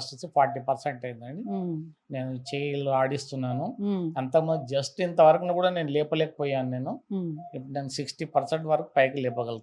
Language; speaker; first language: Telugu; native; Telugu